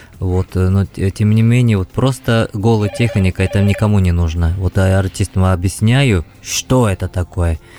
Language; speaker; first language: Russian; non-native, fluent; Japanese